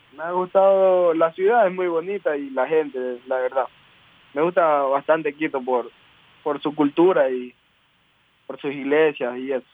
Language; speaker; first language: Spanish; native; Spanish